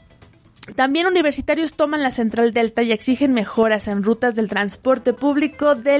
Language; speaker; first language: Spanish; native; Spanish